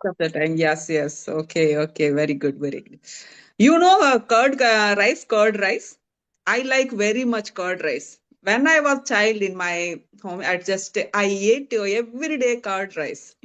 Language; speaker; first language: English; non-native, learner; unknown